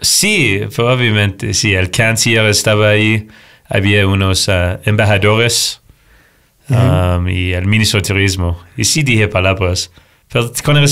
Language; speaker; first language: Spanish; non-native, fluent; English